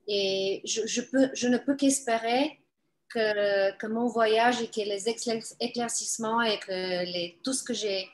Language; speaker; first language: French; non-native, fluent; Bulgarian